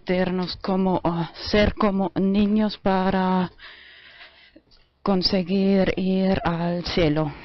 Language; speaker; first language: Spanish; non-native, fluent; German